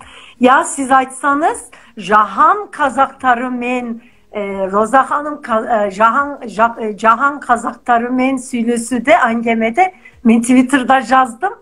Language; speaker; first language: Kazakh; non-native, fluent; Turkish